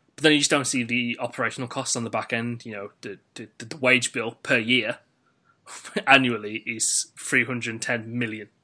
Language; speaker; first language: English; native; English